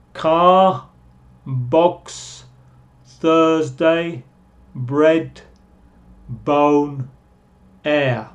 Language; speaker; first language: English; non-native, fluent; Spanish